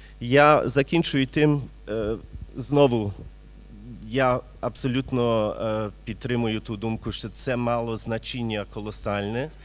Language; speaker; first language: Ukrainian; early bilingual, heritage; Ukrainian